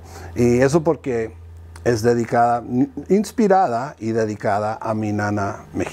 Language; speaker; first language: Spanish; early bilingual, heritage; Spanish